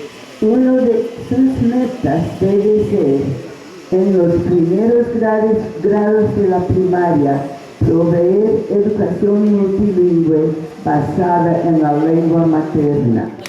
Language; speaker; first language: Spanish; non-native, fluent; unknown